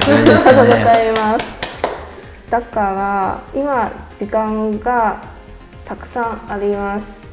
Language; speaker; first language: Japanese; non-native, learner; Chinese